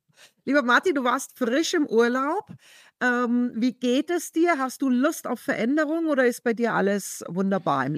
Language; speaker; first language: German; native; German